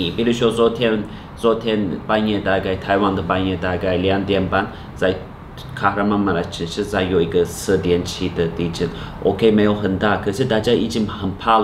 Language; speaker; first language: Chinese; non-native, fluent; Turkish